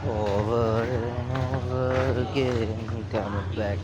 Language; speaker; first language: English; non-native, learner; Indonesian